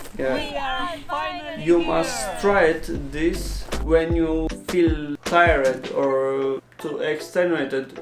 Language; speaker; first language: English; non-native, learner; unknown